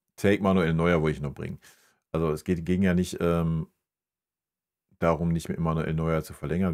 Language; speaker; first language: German; native; German